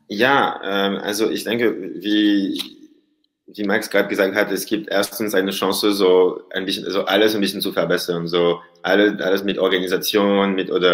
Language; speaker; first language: German; non-native, learner; French